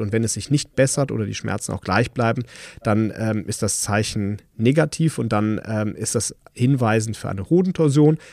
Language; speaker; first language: German; native; German